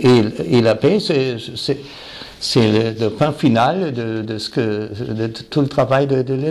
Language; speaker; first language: French; non-native, fluent; German